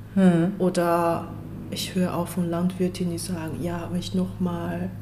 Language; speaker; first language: German; non-native, fluent; Chinese